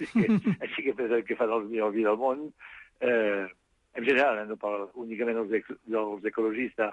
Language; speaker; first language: Catalan; non-native, fluent; French